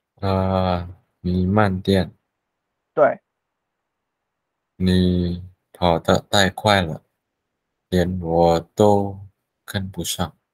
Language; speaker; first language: Chinese; non-native, learner; Vietnamese